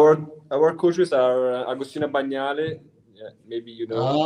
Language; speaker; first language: English; non-native, learner; Italian